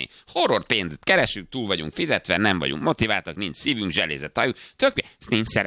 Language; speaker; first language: Hungarian; native; Hungarian